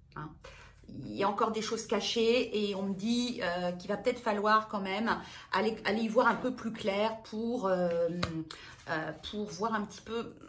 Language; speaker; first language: French; native; French